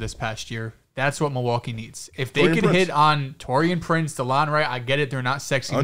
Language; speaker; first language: English; native; English